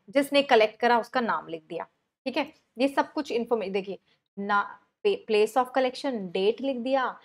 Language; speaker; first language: Hindi; native; Hindi